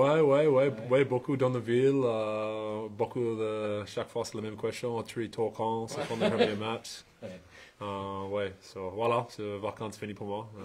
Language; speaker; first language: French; non-native, learner; English